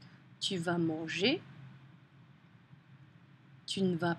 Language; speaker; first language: French; non-native, fluent; English